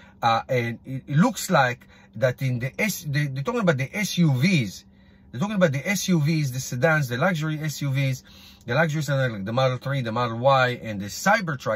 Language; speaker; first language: English; non-native, fluent; Hebrew